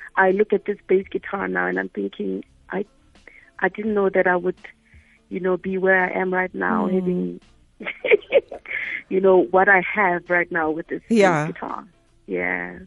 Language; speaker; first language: English; non-native, local second language; Tswana